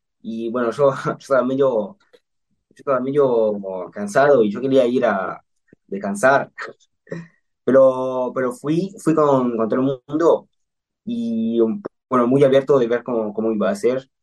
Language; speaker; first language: Spanish; early bilingual, heritage; Spanish